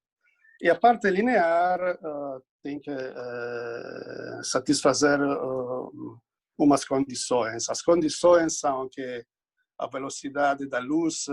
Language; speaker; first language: Portuguese; non-native, fluent; Italian